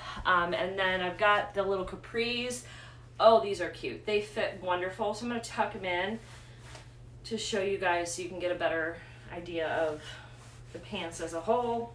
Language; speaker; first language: English; native; English